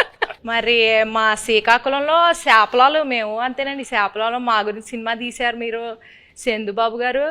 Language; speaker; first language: Telugu; native; Telugu